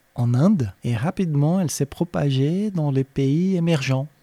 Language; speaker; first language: French; non-native, fluent; Portuguese